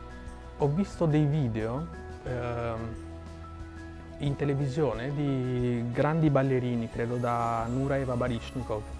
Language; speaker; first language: Italian; non-native, fluent; Spanish